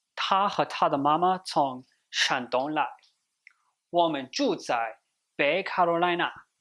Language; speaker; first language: Chinese; non-native, learner; English